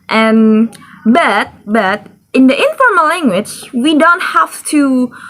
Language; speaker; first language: English; non-native, learner; Indonesian